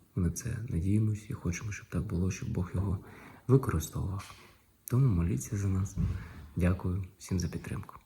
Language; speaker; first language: Ukrainian; non-native, local second language; Russian